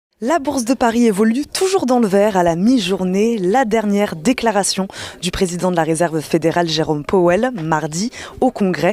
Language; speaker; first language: French; native; French